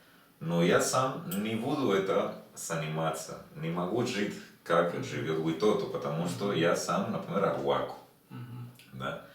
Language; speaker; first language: Russian; non-native, learner; Spanish